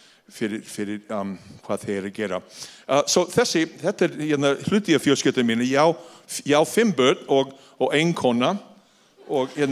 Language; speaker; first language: Icelandic; non-native, fluent; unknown